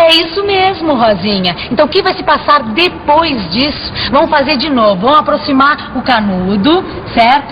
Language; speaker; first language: Portuguese; native; Portuguese